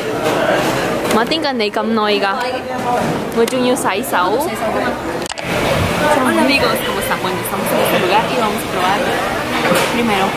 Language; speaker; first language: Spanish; early bilingual, other home language; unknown